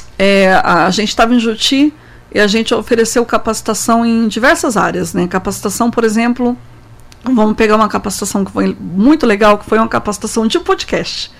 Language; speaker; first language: Portuguese; native; Portuguese